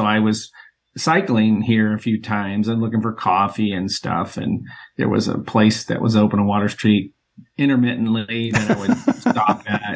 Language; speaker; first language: English; native; English